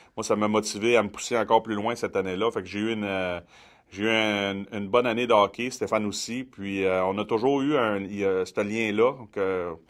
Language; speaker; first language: French; native; French